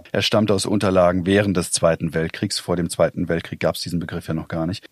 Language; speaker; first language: German; native; German